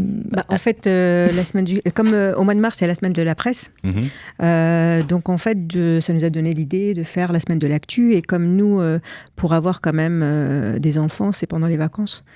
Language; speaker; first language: French; native; French